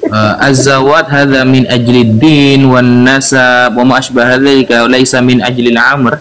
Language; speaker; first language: Arabic; non-native, learner; Indonesian